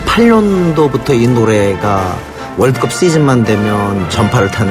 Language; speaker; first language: Korean; native; Korean